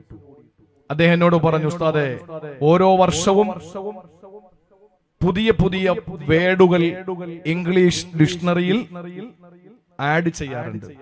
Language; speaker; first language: Malayalam; native; Malayalam